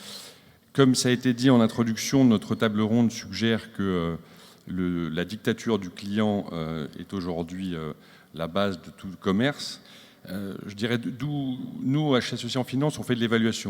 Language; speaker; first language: French; native; French